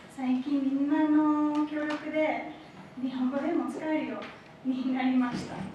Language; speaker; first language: Japanese; non-native, fluent; English